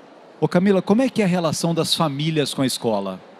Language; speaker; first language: Portuguese; native; Portuguese